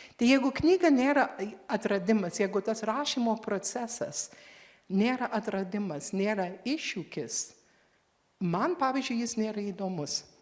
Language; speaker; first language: Lithuanian; early bilingual, heritage; Lithuanian